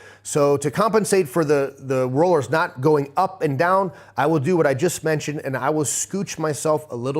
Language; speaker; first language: English; native; English